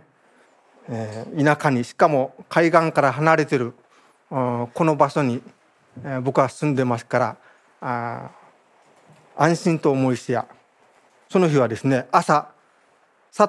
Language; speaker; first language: Japanese; native; Japanese